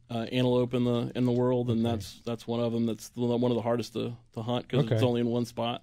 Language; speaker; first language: English; native; English